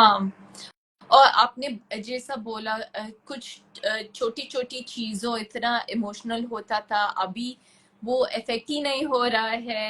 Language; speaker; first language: Hindi; non-native, local second language; Tulu